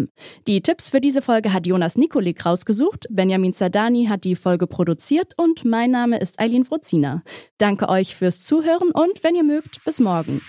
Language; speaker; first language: German; native; German